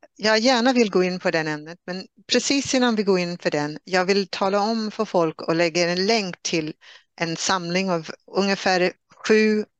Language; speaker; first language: Swedish; non-native, fluent; English